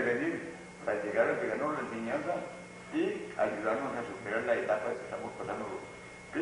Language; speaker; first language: Spanish; native; Spanish